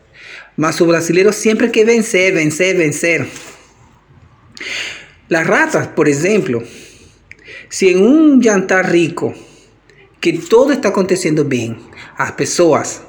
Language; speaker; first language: Portuguese; non-native, fluent; Spanish